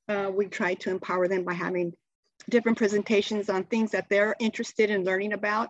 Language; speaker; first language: English; native; English